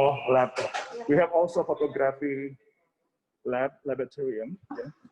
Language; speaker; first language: English; non-native, fluent; Indonesian